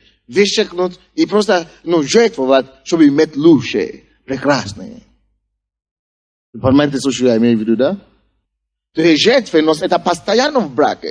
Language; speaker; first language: Russian; non-native, fluent; Yoruba